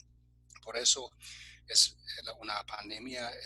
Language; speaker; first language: Spanish; non-native, fluent; German